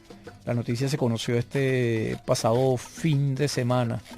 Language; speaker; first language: Spanish; native; Spanish